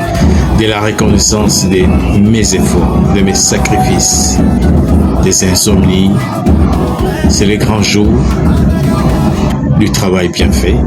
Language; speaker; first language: French; non-native, local second language; Luba-Lulua